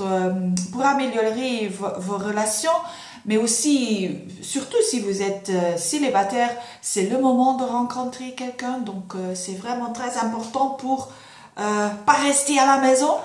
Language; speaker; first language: French; non-native, fluent; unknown